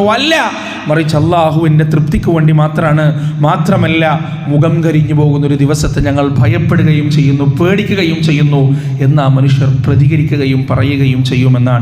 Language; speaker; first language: Malayalam; native; Malayalam